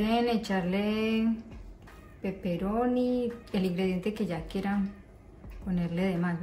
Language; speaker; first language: Spanish; native; Spanish